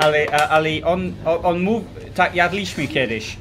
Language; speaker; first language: Polish; non-native, learner; English